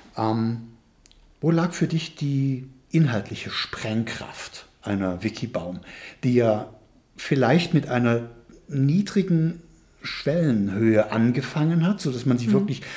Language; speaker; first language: German; native; German